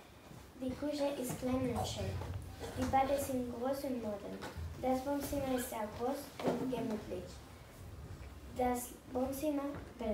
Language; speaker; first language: German; non-native, learner; Spanish